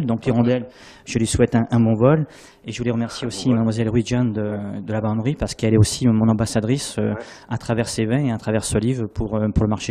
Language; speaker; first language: French; native; French